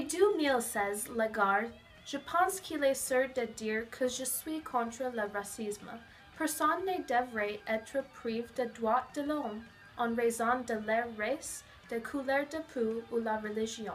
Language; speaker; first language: French; non-native, learner; English